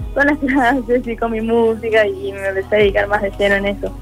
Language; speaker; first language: Spanish; native; Spanish